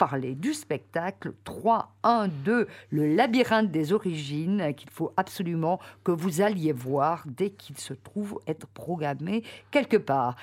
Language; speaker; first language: French; native; French